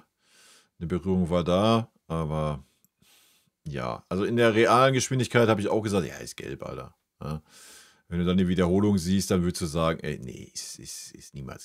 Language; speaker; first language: German; native; German